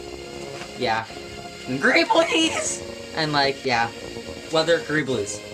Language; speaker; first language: English; native; English